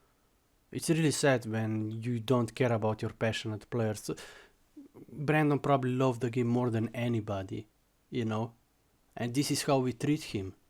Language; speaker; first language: English; non-native, fluent; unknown